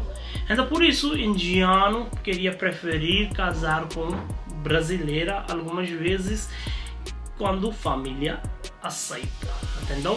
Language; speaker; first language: Portuguese; non-native, learner; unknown